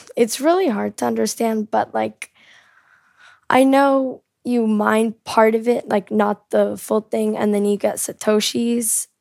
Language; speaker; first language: English; early bilingual, heritage; Korean